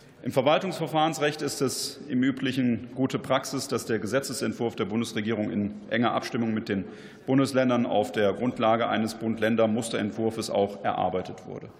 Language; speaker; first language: German; native; German